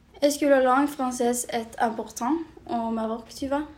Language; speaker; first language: French; non-native, learner; Norwegian